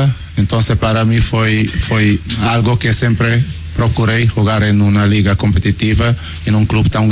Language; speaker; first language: Spanish; non-native, learner; Portuguese